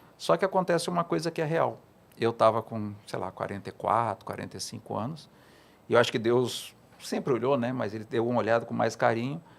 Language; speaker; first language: Portuguese; native; Portuguese